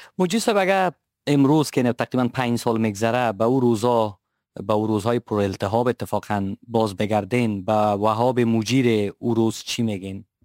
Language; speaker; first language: Persian; native; Persian